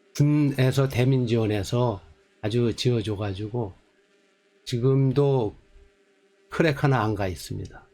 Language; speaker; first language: Korean; native; Korean